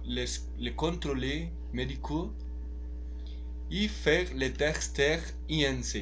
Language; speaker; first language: French; non-native, learner; Spanish